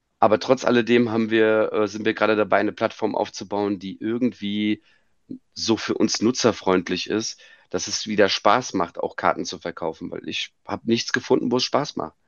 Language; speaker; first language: German; native; German